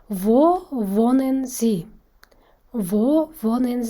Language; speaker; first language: German; non-native, fluent; Kazakh